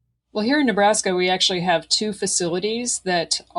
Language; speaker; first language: English; native; English